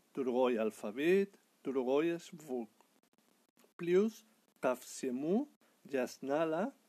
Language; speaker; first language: Russian; non-native, learner; Spanish